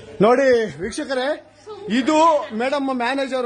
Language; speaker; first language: Kannada; native; Kannada